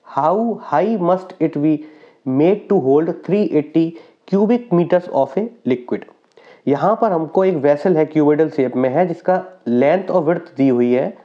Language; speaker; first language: Hindi; native; Hindi